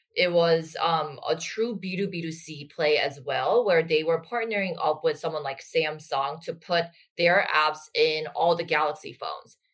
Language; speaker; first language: English; non-native, fluent; Korean